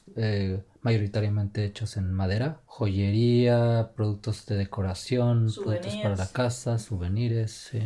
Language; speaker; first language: Spanish; native; Spanish